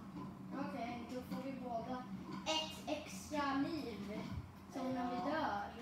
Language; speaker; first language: Swedish; native; Swedish